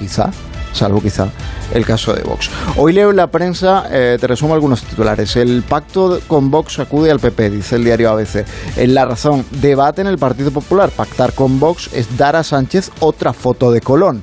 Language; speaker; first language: Spanish; native; Spanish